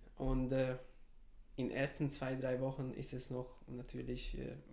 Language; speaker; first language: German; non-native, fluent; Hungarian